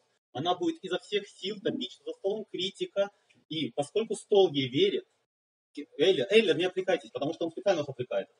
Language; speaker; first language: Russian; native; Russian